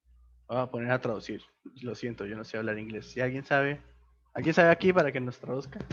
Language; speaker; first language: Spanish; native; Spanish